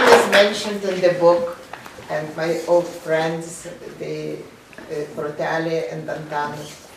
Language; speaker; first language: English; non-native, fluent; Lithuanian